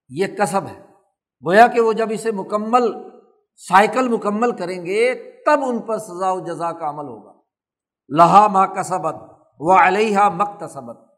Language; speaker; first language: Urdu; non-native, local second language; Punjabi